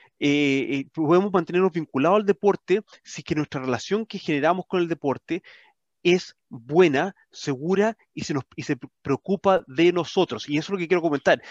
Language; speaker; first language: Spanish; early bilingual, heritage; Spanish